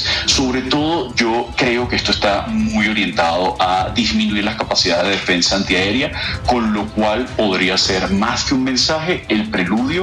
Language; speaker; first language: Spanish; native; Spanish